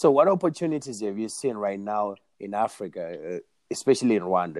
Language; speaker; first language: English; non-native, local second language; Shona